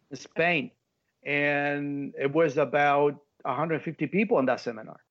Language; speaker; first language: English; early bilingual, heritage; Spanish